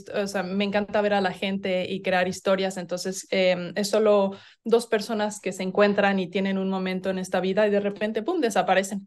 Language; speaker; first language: Spanish; native; Spanish